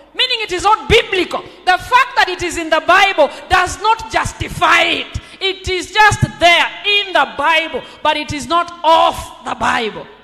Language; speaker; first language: English; non-native, local second language; Swahili